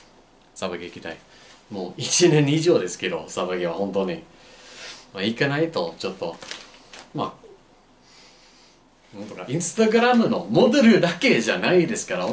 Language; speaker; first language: Japanese; non-native, fluent; English